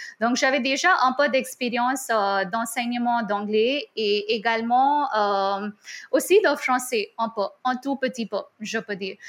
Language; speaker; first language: French; non-native, fluent; Hindi